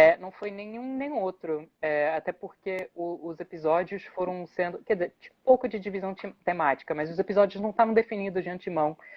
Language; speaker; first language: Portuguese; non-native, fluent; English